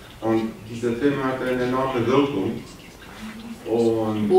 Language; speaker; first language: German; non-native, fluent; Bulgarian